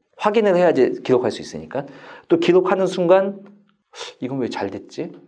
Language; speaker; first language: Korean; native; Korean